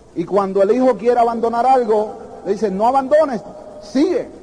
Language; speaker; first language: Spanish; early bilingual, heritage; Spanish